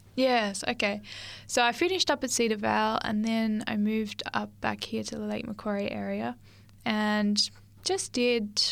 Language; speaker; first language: English; native; English